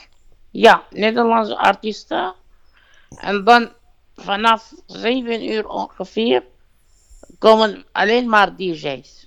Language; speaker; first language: Dutch; non-native, fluent; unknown